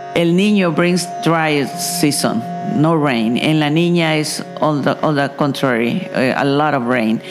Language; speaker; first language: English; non-native, fluent; Spanish